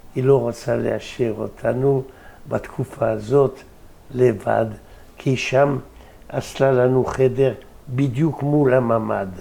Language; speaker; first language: Hebrew; non-native, fluent; French